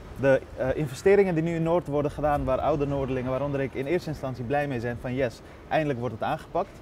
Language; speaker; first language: Dutch; early bilingual, other home language; Persian